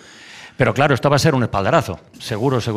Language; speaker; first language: Spanish; native; Spanish